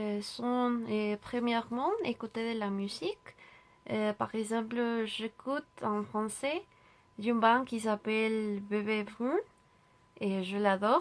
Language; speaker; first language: French; non-native, learner; Spanish